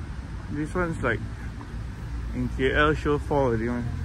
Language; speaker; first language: English; non-native, local second language; Malay